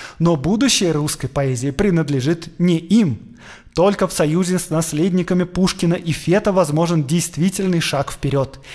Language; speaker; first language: Russian; native; Russian